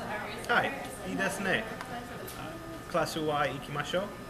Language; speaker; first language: Japanese; non-native, learner; English